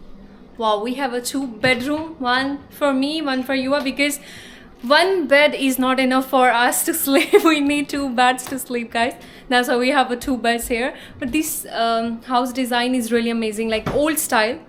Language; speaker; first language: English; non-native, local second language; Hindi